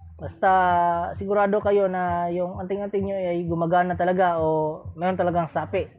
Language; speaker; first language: Filipino; non-native, local second language; Cebuano